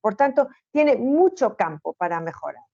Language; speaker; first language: Spanish; native; Spanish